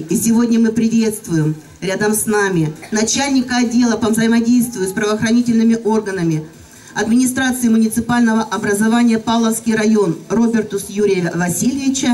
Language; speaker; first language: Russian; native; Russian